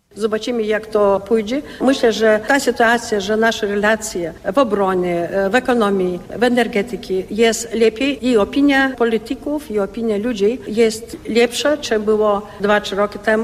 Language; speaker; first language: Polish; non-native, fluent; Lithuanian